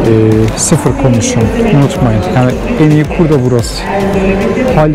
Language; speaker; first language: Turkish; native; Turkish